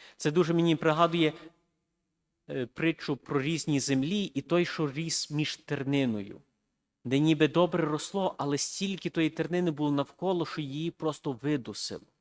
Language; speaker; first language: Ukrainian; early bilingual, heritage; Ukrainian